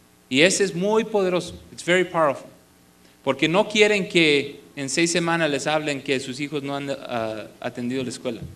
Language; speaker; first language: Spanish; early bilingual, other home language; English